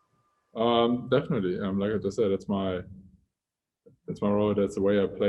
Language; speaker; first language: English; non-native, fluent; German